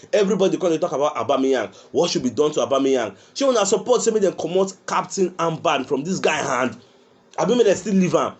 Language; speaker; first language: Nigerian Pidgin; non-native, local second language; Yoruba